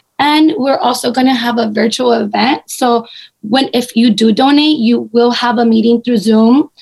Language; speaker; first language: English; early bilingual, other home language; Spanish